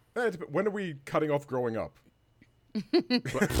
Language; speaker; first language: English; native; English